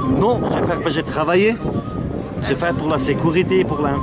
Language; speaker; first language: French; non-native, learner; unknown